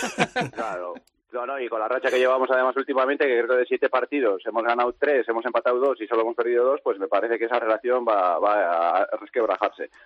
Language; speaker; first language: Spanish; native; Spanish